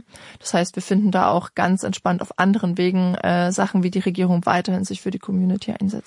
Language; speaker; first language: German; native; German